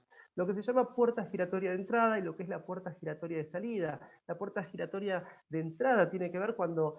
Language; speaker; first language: Spanish; native; Spanish